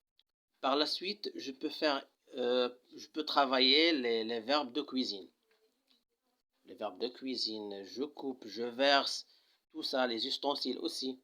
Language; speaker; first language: French; non-native, local second language; Arabic